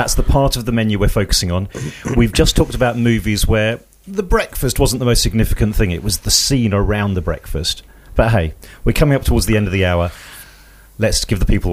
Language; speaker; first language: English; native; English